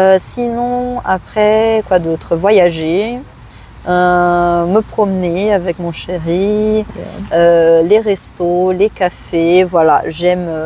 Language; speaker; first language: French; non-native, fluent; Portuguese